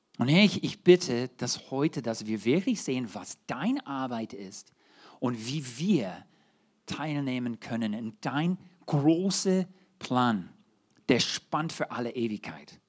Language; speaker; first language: German; non-native, fluent; English